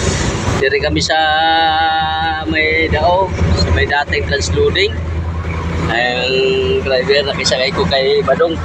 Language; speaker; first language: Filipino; non-native, local second language; Hiligaynon